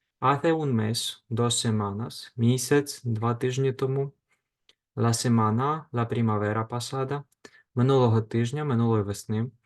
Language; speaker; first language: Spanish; non-native, fluent; Ukrainian